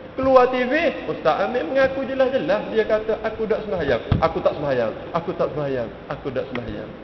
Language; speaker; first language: Malay; native; Malay